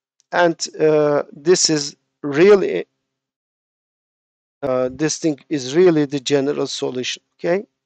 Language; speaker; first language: English; non-native, fluent; Turkish